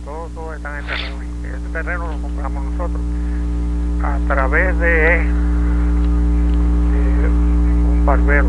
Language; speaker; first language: Spanish; native; Spanish